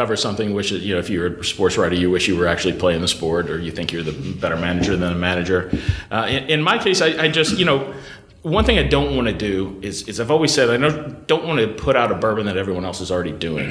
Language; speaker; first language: English; native; English